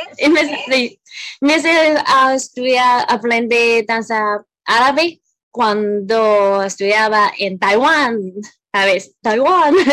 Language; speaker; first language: Spanish; non-native, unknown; Cantonese